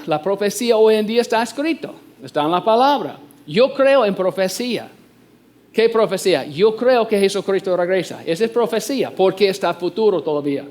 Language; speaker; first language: Spanish; non-native, fluent; English